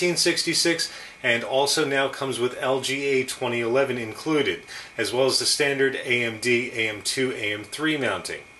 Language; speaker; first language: English; native; English